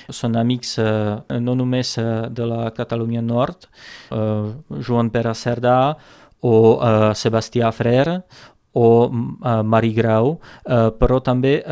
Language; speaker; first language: Catalan; non-native, fluent; Czech